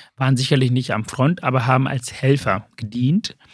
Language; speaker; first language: German; early bilingual, other home language; Sinhala